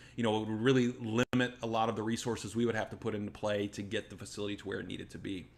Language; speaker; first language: English; native; English